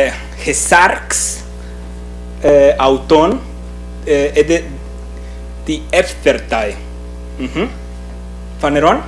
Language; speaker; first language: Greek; non-native, fluent; Spanish